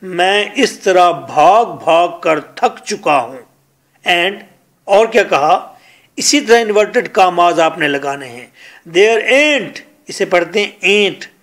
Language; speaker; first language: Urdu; non-native, local second language; Punjabi